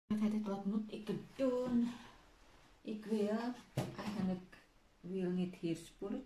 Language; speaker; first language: Dutch; non-native, learner; Indonesian